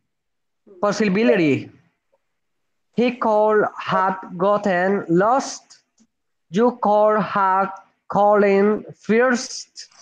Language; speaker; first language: English; non-native, learner; Spanish